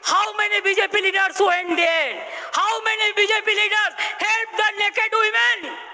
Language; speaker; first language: Hindi; non-native, local second language; Bangla